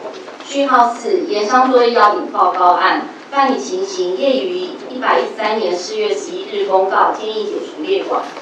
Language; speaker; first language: Chinese; native; Chinese